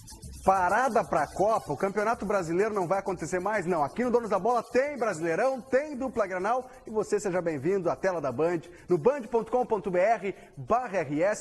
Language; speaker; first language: Portuguese; native; Portuguese